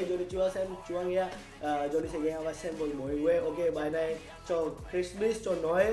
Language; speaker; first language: Vietnamese; non-native, learner; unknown